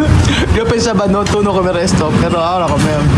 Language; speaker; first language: Spanish; non-native, learner; Filipino